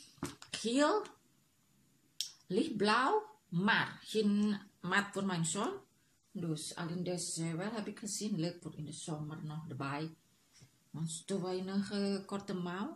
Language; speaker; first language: Dutch; non-native, learner; Indonesian